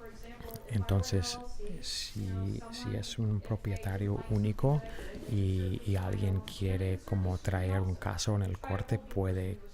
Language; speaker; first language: Spanish; non-native, fluent; English